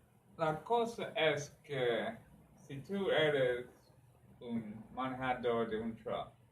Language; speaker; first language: Spanish; non-native, learner; English